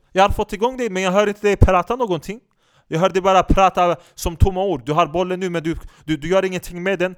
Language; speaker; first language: Swedish; non-native, fluent; Turkish